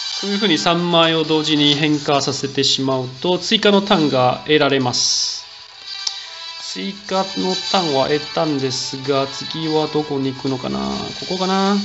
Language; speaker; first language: Japanese; non-native, fluent; Chinese